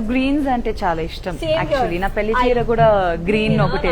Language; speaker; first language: Telugu; non-native, local second language; Tamil